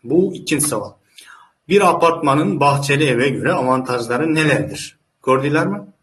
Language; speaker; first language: Turkish; non-native, fluent; Uzbek